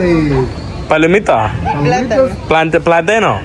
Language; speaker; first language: Spanish; non-native, learner; Malayalam